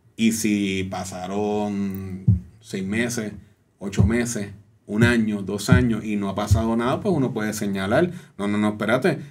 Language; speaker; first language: Spanish; native; Spanish